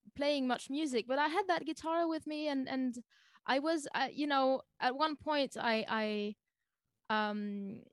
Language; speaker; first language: English; non-native, fluent; French